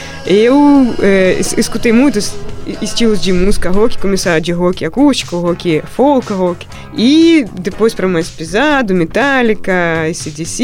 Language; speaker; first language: Portuguese; non-native, fluent; Russian